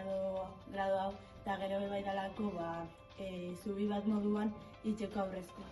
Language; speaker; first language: Basque; native; Basque